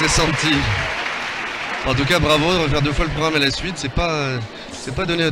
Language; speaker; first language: French; native; French